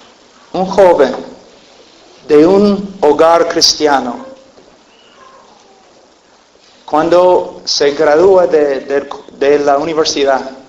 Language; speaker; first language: Spanish; non-native, fluent; English